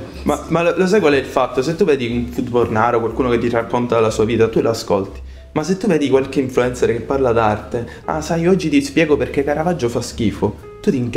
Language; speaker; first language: Italian; native; Italian